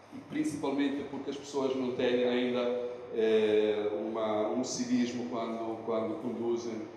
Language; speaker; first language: Portuguese; non-native, fluent; Italian